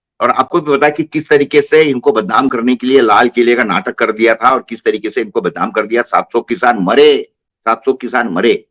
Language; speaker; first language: Hindi; non-native, local second language; Marathi